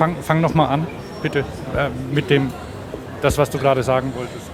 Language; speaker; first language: German; native; German